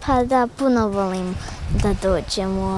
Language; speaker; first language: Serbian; early bilingual, heritage; Serbian